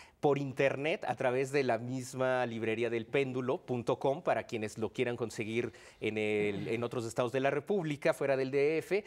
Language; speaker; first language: Spanish; native; Spanish